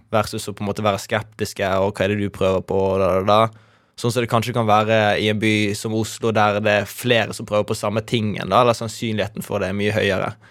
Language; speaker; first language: Norwegian; native; Norwegian